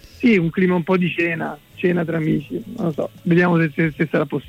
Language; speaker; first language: Italian; native; Italian